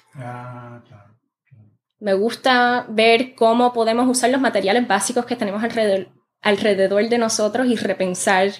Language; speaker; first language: Spanish; early bilingual, heritage; Spanish